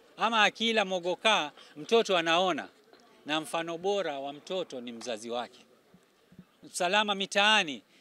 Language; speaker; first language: Swahili; native; Swahili